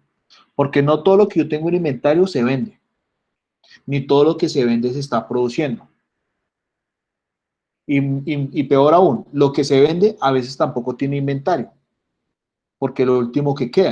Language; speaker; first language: Spanish; native; Spanish